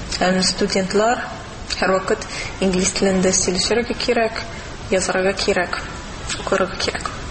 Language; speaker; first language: Tatar; non-native, fluent; English